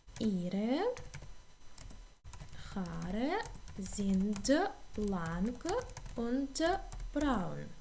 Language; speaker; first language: German; non-native, fluent; Ukrainian